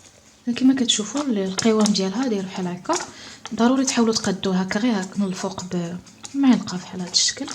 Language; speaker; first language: Arabic; native; Arabic